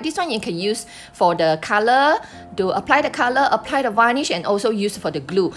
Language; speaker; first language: English; non-native, local second language; Chinese